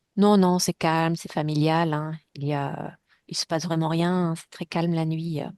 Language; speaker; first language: French; native; French